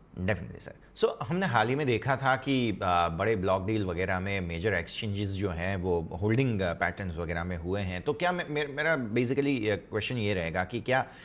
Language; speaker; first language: Hindi; non-native, local second language; Gujarati